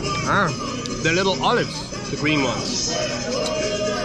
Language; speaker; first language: English; non-native, fluent; Danish